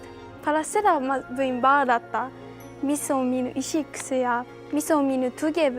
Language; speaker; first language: Estonian; non-native, learner; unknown